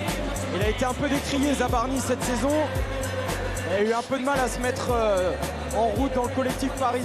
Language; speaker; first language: French; native; French